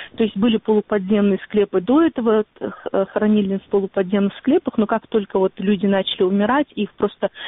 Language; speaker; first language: Russian; non-native, local second language; Ingush